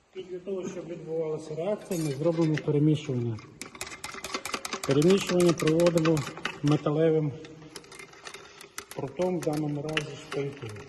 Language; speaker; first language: Ukrainian; native; Ukrainian